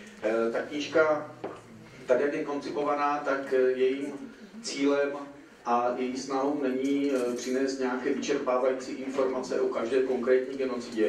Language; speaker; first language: Czech; native; Czech